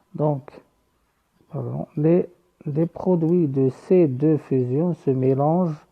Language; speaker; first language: French; non-native, local second language; Arabic